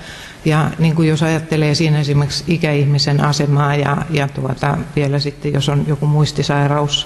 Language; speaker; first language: Finnish; native; Finnish